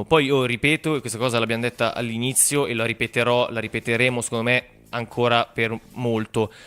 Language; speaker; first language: Italian; native; Italian